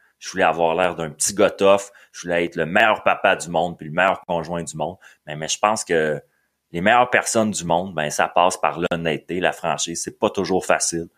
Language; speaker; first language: French; native; French